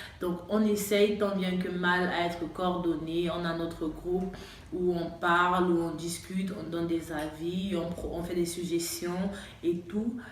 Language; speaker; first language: French; native; French